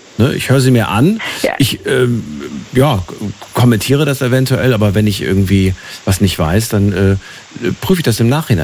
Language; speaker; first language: German; native; German